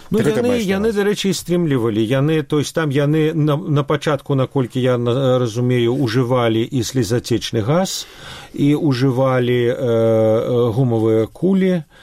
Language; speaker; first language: Belarusian; non-native, local second language; Russian